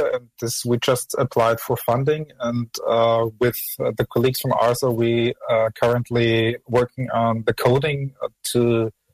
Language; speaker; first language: English; non-native, fluent; German